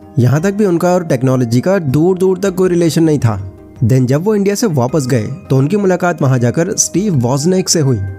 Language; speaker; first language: Hindi; native; Hindi